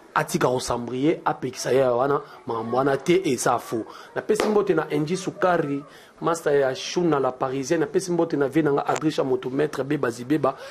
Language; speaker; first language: Lingala; non-native, local second language; Luba-Lulua